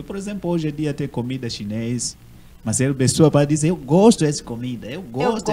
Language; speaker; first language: Portuguese; non-native, learner; Swahili